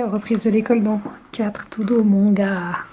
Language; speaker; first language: French; native; French